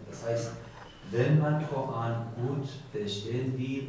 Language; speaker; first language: German; non-native, learner; Persian